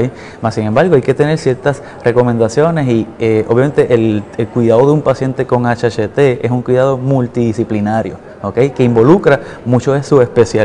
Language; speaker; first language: Spanish; native; Spanish